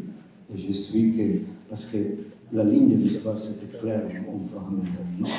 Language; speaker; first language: French; non-native, fluent; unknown